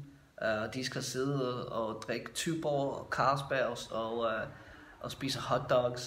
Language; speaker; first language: Danish; native; Danish